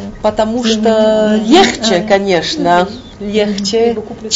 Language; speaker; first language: Russian; non-native, fluent; French